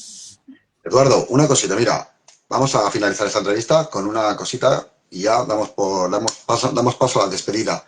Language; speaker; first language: Spanish; native; Spanish